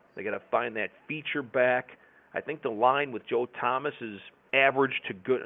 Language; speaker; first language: English; native; English